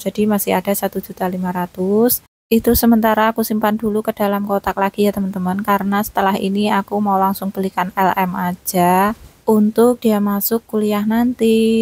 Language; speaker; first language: Indonesian; native; Indonesian